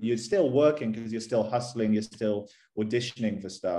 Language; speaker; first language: English; native; English